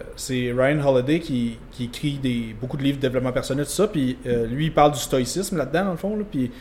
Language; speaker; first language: French; native; French